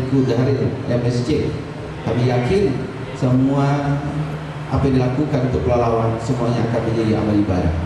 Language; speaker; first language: Indonesian; native; Indonesian